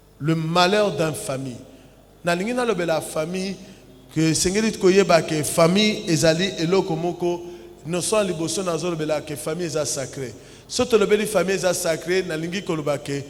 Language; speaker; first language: Lingala; native; Lingala